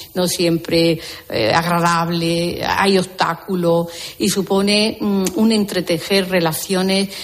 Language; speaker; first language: Spanish; native; Spanish